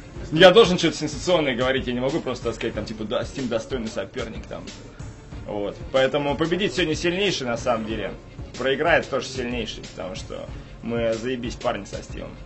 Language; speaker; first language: Russian; native; Russian